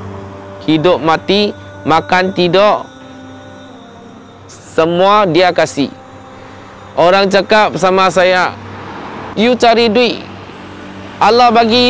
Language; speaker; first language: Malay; non-native, local second language; Min Nan Chinese